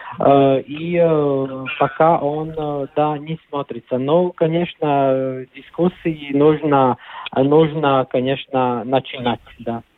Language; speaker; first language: Russian; non-native, local second language; Latvian